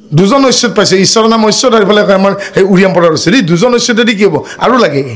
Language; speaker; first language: Assamese; non-native, local second language; Bodo